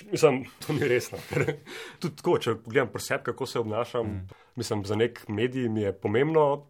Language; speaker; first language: Slovenian; native; Slovenian